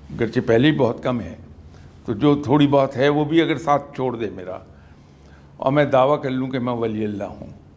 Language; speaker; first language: Urdu; native; Urdu